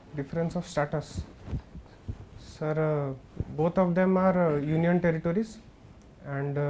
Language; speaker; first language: English; non-native, local second language; Odia